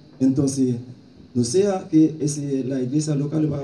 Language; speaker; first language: Spanish; non-native, learner; Haitian Creole